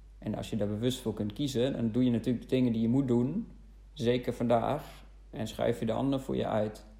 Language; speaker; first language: Dutch; non-native, fluent; German